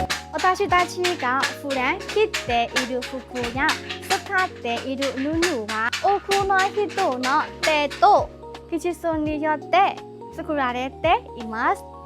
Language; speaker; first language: Japanese; non-native, learner; Burmese